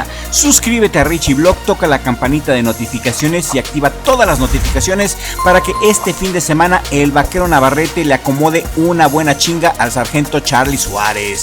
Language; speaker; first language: Spanish; native; Spanish